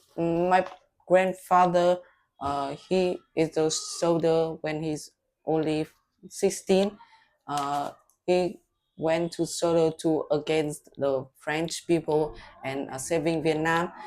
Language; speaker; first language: English; non-native, learner; Vietnamese